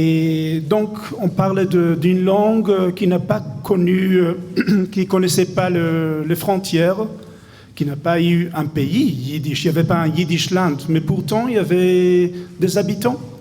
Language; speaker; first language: French; non-native, fluent; Hebrew